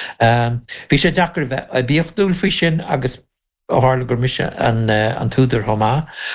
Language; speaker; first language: Irish; non-native, local second language; English